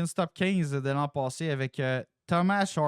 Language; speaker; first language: French; native; French